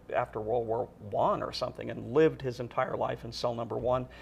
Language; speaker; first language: English; native; English